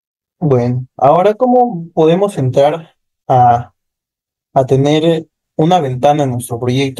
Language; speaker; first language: Spanish; native; Spanish